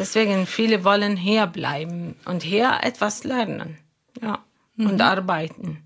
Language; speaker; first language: German; non-native, learner; Arabic